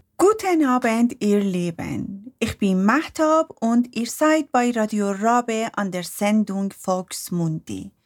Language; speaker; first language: German; non-native, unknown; Persian